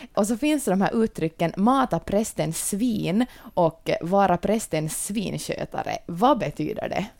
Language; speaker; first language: Swedish; native; Swedish